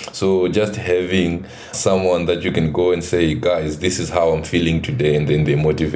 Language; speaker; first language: English; non-native, local second language; Shona